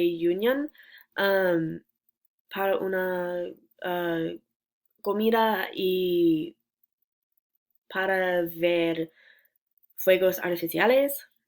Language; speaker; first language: Spanish; non-native, learner; English